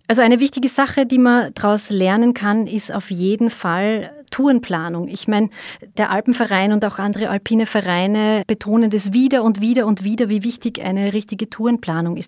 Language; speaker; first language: German; native; German